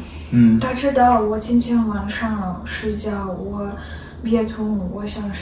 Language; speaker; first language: Chinese; non-native, learner; Ukrainian